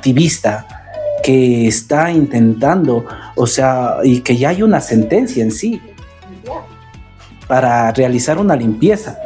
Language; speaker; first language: Spanish; native; Spanish